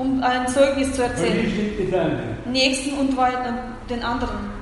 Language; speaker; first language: German; non-native, fluent; Russian